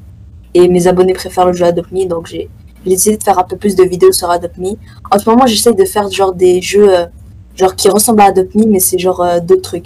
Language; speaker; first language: French; native; French